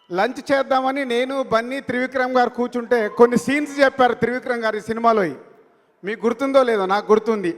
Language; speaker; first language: Telugu; native; Telugu